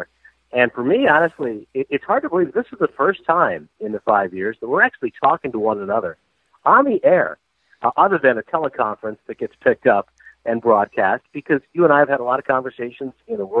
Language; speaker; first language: English; native; English